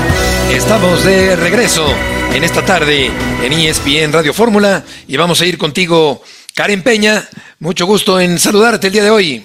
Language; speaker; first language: Spanish; native; Spanish